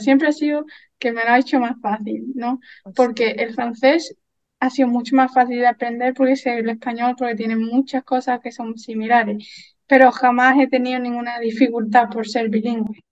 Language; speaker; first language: Spanish; early bilingual, heritage; Spanish